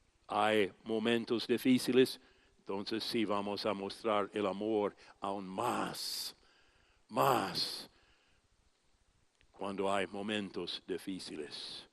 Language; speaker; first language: Spanish; non-native, fluent; English